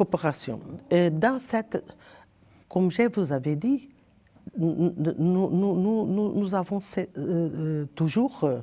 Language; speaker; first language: French; non-native, learner; Portuguese